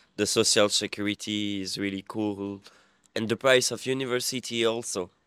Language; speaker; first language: English; non-native, fluent; French